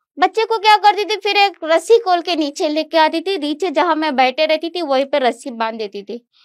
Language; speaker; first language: Hindi; non-native, local second language; Kannada